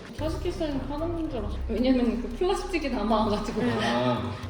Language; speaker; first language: Korean; native; Korean